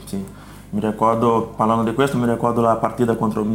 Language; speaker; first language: Italian; non-native, fluent; Portuguese